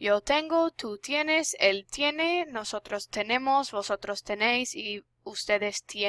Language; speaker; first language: Spanish; non-native, fluent; English